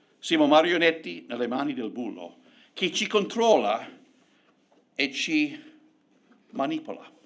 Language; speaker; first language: Italian; non-native, fluent; English